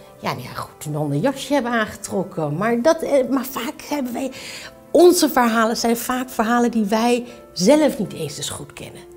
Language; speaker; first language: Dutch; early bilingual, other home language; Spanish